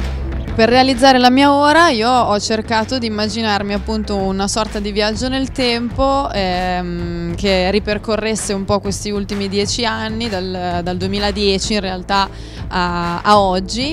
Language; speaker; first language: Italian; native; Italian